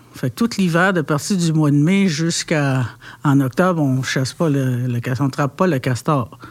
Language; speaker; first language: French; non-native, local second language; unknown